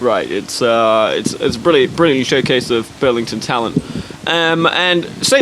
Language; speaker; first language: English; native; English